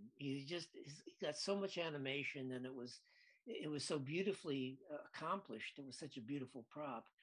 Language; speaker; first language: English; native; English